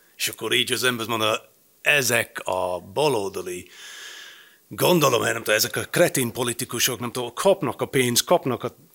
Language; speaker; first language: Hungarian; non-native, fluent; English